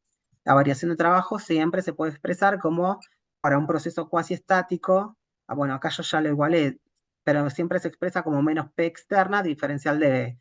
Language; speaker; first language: Spanish; native; Spanish